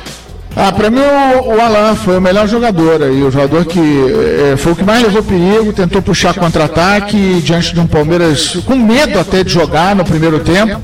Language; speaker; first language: Portuguese; native; Portuguese